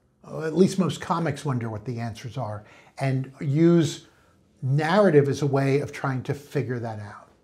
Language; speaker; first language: English; native; English